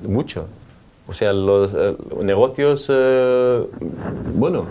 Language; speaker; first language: Spanish; non-native, fluent; Arabic